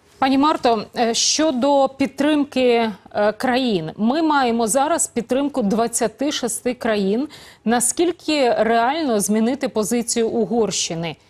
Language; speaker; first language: Ukrainian; native; Ukrainian